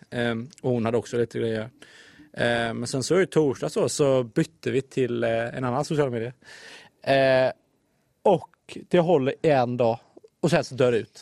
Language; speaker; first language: Swedish; native; Swedish